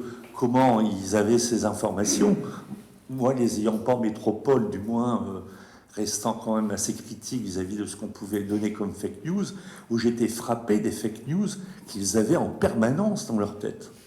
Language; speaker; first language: French; native; French